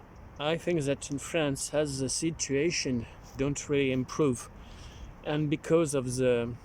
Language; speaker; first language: English; non-native, learner; French